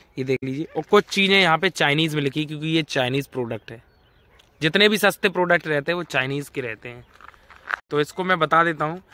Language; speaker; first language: Hindi; native; Hindi